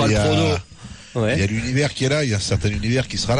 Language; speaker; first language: French; native; French